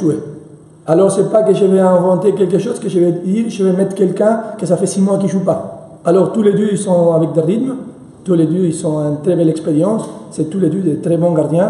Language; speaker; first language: French; non-native, fluent; Spanish